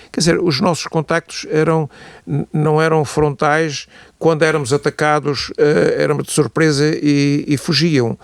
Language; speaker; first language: Portuguese; native; Portuguese